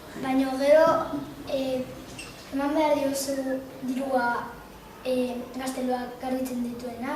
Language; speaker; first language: Basque; non-native, local second language; Spanish